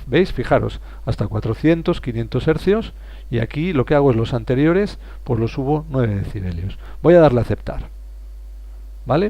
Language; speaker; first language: Spanish; native; Spanish